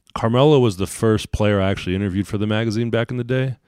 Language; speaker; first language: English; native; English